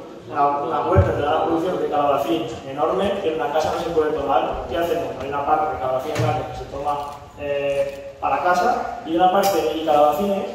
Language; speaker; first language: Spanish; native; Spanish